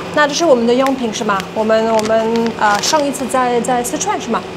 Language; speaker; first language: Chinese; non-native, fluent; French